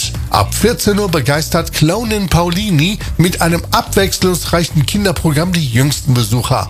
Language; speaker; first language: German; native; German